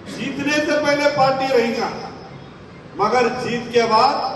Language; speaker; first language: Hindi; non-native, local second language; Telugu